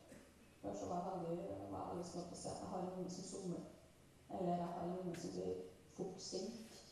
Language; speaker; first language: Norwegian; native; Norwegian